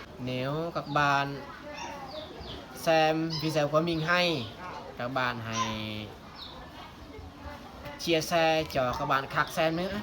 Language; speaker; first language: Vietnamese; non-native, fluent; Lao